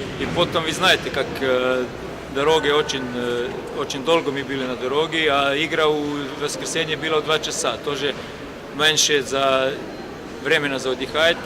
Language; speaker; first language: Russian; non-native, learner; Croatian